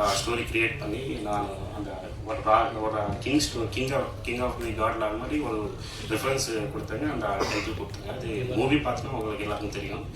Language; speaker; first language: Tamil; non-native, learner; Telugu